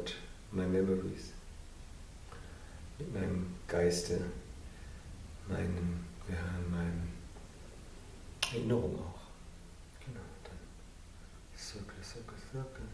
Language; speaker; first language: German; non-native, fluent; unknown